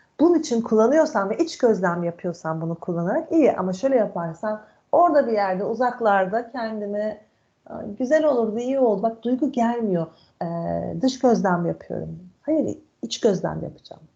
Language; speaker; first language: Turkish; native; Turkish